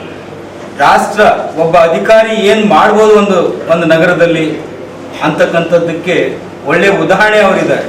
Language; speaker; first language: Kannada; native; Kannada